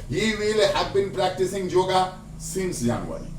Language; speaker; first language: English; non-native, local second language; Bangla